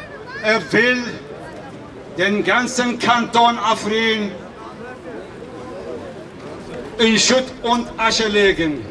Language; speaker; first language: German; non-native, fluent; Kurdish